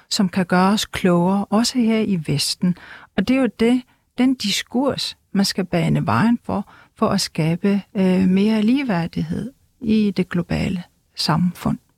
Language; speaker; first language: Danish; non-native, local second language; Kalaallisut